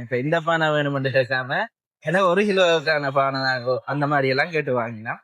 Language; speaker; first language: Tamil; native; Tamil